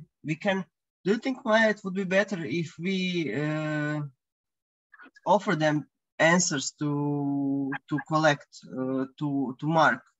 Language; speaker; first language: English; non-native, fluent; Croatian